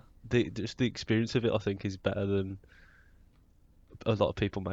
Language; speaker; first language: English; native; English